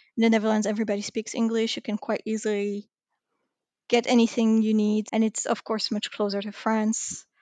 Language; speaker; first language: English; non-native, fluent; French